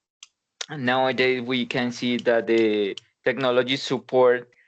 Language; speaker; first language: English; non-native, learner; Spanish